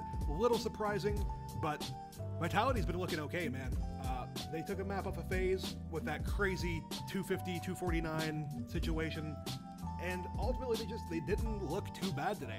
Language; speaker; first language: English; native; English